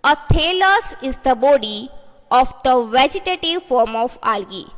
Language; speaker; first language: English; non-native, local second language; Gujarati